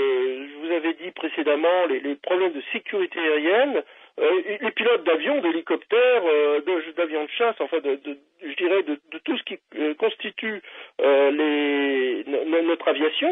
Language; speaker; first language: French; native; French